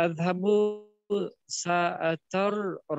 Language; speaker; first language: Arabic; non-native, learner; German